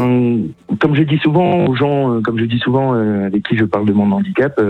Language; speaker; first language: French; native; French